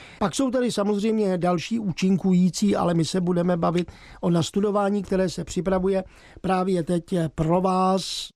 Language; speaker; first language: Czech; native; Czech